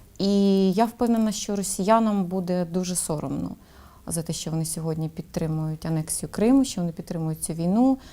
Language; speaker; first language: Ukrainian; non-native, local second language; Russian